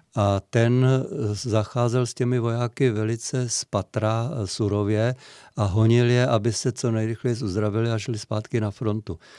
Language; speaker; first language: Czech; native; Czech